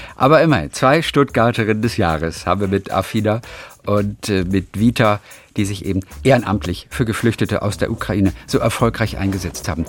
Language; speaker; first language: German; native; German